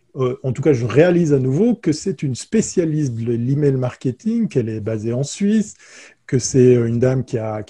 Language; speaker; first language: French; native; French